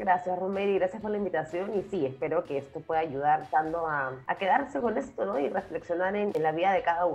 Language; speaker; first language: Spanish; native; Spanish